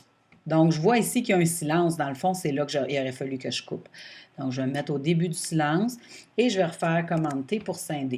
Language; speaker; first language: French; native; French